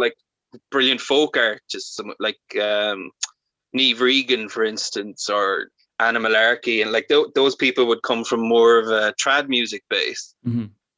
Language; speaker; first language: English; native; English